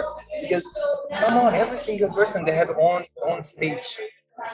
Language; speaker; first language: English; non-native, fluent; Uzbek